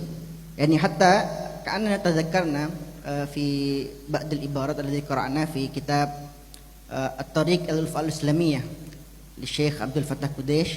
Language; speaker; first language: Arabic; non-native, fluent; Indonesian